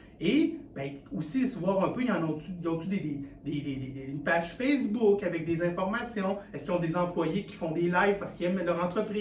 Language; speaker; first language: French; native; French